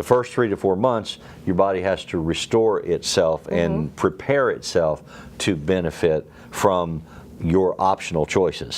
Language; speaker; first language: English; native; English